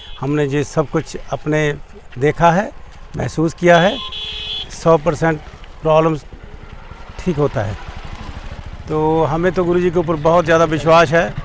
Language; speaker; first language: Hindi; non-native, local second language; Punjabi